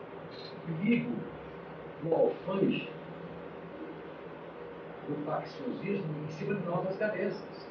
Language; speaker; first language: Portuguese; native; Portuguese